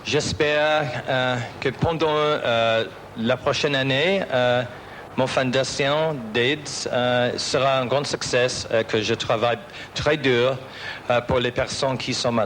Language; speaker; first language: French; non-native, learner; English